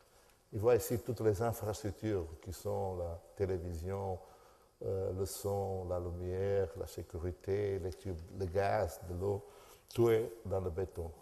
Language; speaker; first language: French; non-native, fluent; Portuguese